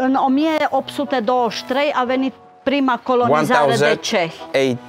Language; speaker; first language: Romanian; non-native, local second language; Czech